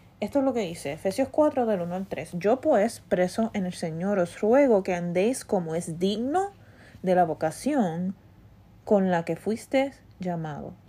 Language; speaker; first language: Spanish; early bilingual, heritage; Spanish